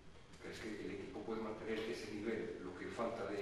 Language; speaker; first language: Spanish; native; Spanish